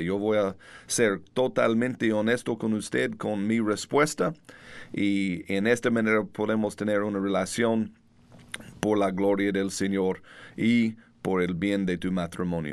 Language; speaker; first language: Spanish; non-native, learner; English